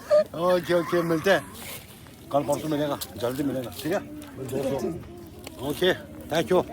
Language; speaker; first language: Hindi; non-native, local second language; Tibetan